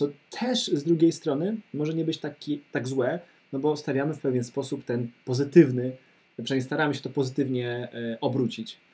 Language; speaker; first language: Polish; native; Polish